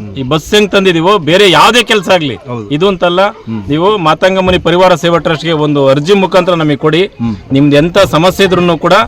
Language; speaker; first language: Kannada; native; Kannada